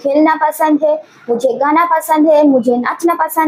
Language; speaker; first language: Hindi; non-native, local second language; Bangla